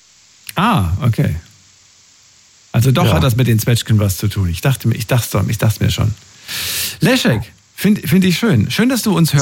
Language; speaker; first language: German; native; German